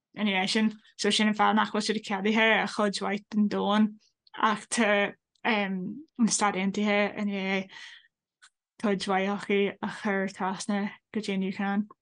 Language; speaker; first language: Irish; non-native, local second language; English